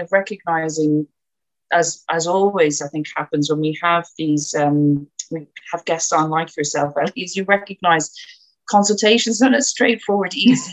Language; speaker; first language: English; native; English